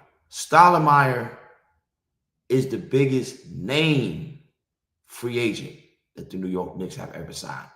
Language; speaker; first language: English; native; English